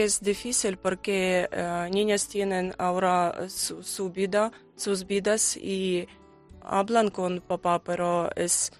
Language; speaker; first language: Spanish; non-native, learner; Ukrainian